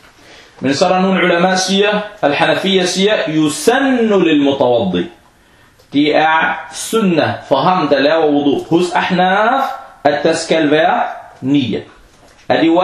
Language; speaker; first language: Danish; non-native, fluent; Arabic